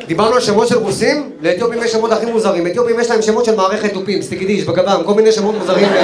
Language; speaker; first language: Hebrew; native; Hebrew